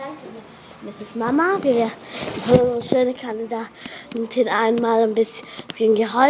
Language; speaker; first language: German; non-native, learner; French